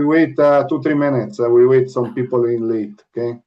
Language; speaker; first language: English; non-native, learner; Italian